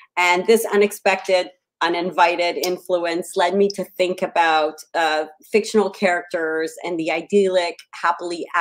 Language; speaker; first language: English; native; English